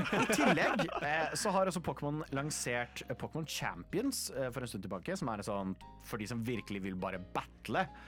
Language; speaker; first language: Norwegian; native; Norwegian